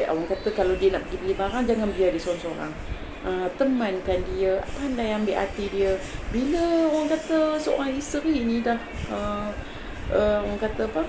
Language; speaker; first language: Malay; native; Malay